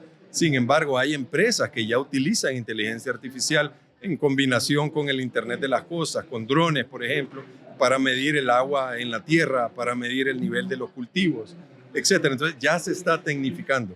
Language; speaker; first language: Spanish; native; Spanish